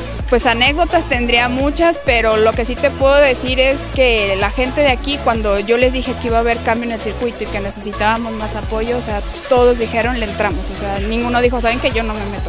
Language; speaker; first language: Spanish; native; Spanish